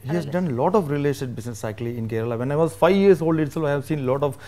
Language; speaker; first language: English; non-native, local second language; Malayalam